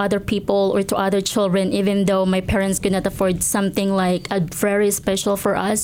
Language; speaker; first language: English; non-native, local second language; Cebuano